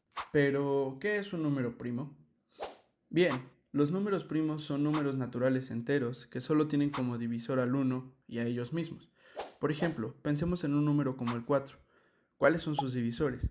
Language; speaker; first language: Spanish; native; Spanish